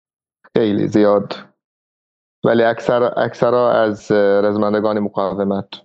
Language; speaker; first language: Persian; non-native, fluent; Arabic